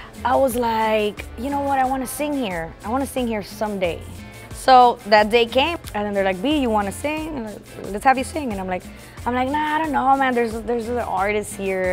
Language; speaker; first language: English; native; English